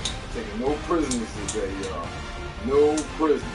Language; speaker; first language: English; native; English